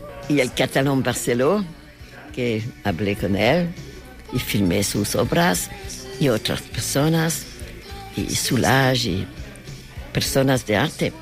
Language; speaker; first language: Spanish; non-native, learner; French